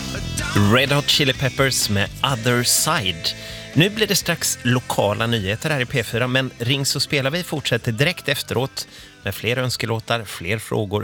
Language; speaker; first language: Swedish; native; Swedish